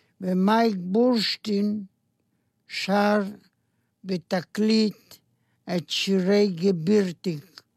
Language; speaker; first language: Hebrew; non-native, fluent; Yiddish